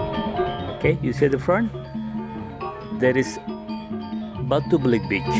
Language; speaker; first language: English; non-native, local second language; Indonesian